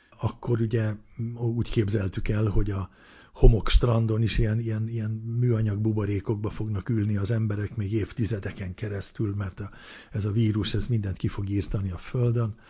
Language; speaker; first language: Hungarian; early bilingual, heritage; Hungarian